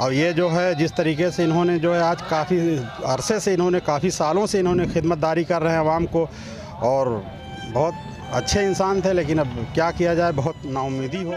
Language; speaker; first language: Hindi; native; Hindi